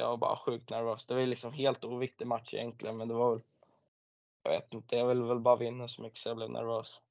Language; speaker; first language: Swedish; native; Swedish